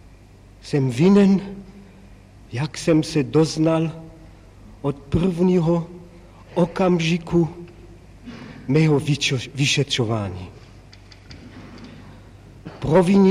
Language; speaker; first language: Czech; non-native, local second language; German